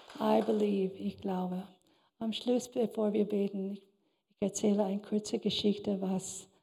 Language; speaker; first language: German; non-native, fluent; English